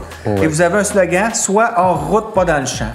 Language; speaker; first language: French; native; French